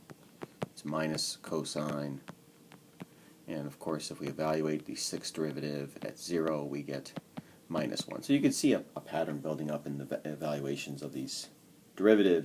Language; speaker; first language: English; native; English